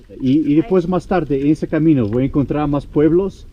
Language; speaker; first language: Spanish; non-native, learner; English